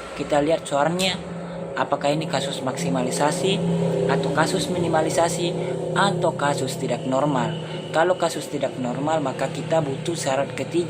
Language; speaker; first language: Indonesian; native; Indonesian